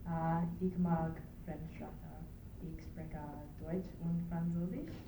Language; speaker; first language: German; non-native, learner; English